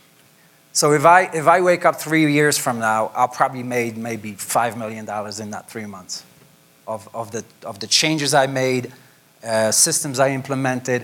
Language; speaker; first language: English; non-native, fluent; Polish